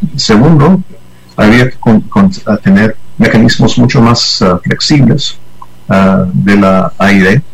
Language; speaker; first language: Spanish; non-native, fluent; English